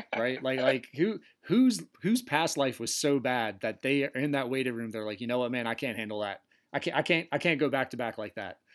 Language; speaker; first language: English; native; English